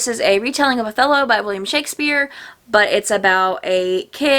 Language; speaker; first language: English; native; English